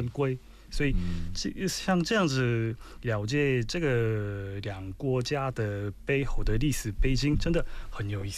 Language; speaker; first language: Chinese; non-native, fluent; Korean